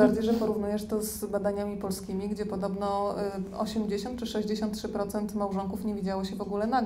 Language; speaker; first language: Polish; native; Polish